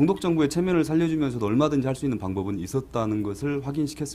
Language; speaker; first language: Korean; native; Korean